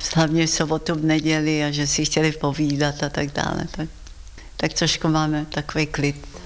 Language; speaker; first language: Czech; early bilingual, heritage; Czech